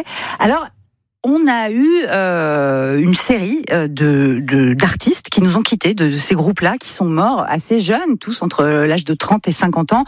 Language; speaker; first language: French; native; French